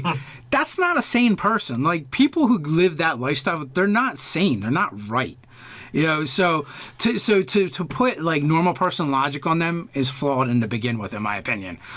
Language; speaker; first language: English; native; English